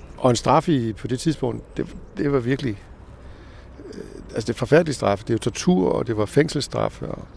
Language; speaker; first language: Danish; native; Danish